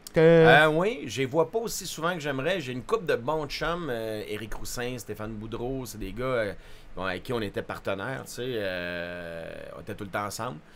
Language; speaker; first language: French; native; French